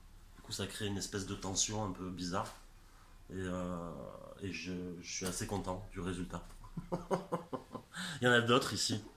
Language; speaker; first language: French; native; French